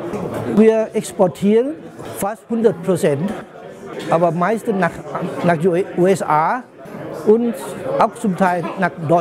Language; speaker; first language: German; non-native, learner; Thai